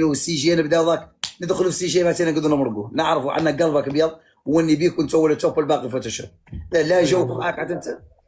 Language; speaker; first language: Arabic; native; Arabic